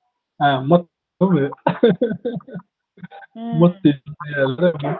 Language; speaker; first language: Russian; non-native, learner; Turkmen